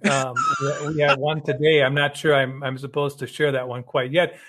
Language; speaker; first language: English; early bilingual, other home language; German